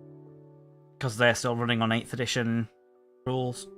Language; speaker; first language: English; native; English